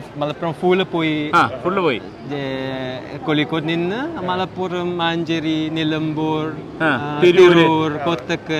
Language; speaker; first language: Malayalam; non-native, learner; Chinese